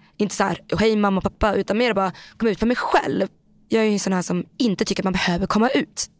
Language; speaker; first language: Swedish; native; Swedish